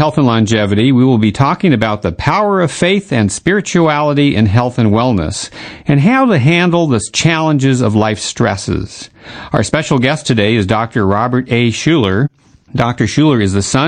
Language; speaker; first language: English; native; English